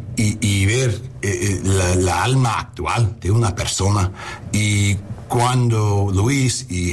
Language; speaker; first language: Spanish; non-native, learner; English